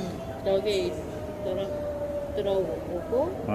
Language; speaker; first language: Korean; non-native, learner; Vietnamese